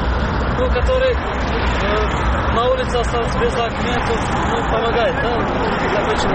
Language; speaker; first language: Russian; non-native, learner; Tajik